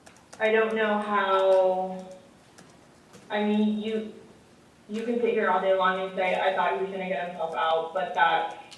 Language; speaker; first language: English; native; English